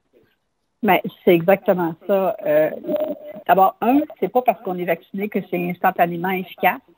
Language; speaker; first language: French; native; French